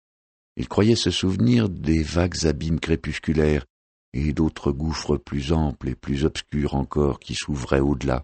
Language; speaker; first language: French; native; French